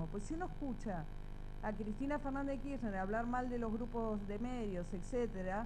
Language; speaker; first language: Spanish; native; Spanish